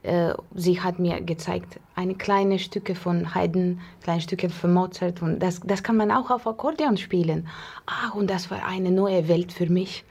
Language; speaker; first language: German; non-native, fluent; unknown